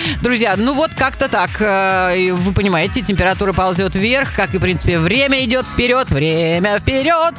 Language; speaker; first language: Russian; native; Russian